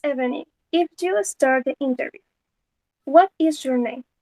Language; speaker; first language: English; non-native, learner; Spanish